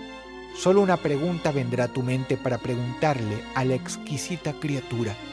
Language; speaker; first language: Spanish; native; Spanish